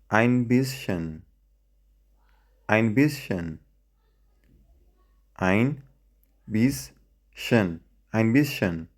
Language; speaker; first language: German; non-native, fluent; Central Kurdish